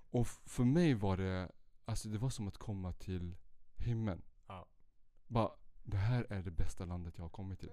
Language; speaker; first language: Swedish; early bilingual, other home language; Central Kurdish